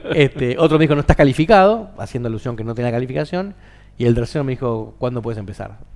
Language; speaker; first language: Spanish; native; Spanish